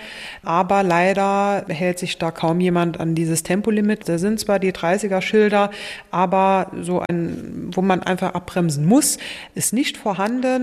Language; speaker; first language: German; native; German